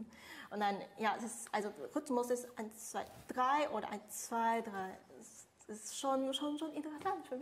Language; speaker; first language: German; non-native, fluent; Chinese